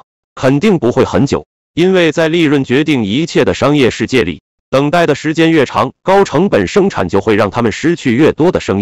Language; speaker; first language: Chinese; native; Chinese